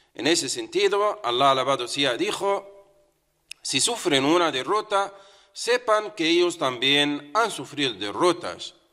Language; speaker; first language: Spanish; non-native, fluent; Arabic